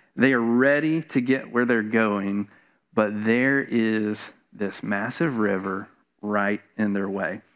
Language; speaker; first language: English; native; English